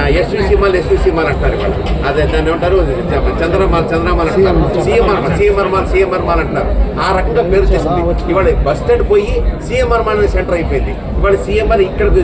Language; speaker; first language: Telugu; native; Telugu